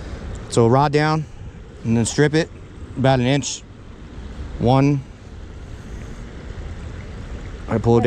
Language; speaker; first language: English; native; English